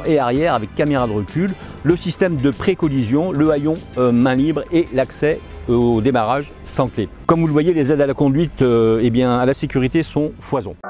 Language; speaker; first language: French; native; French